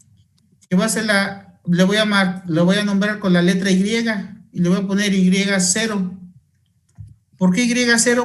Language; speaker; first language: Spanish; native; Spanish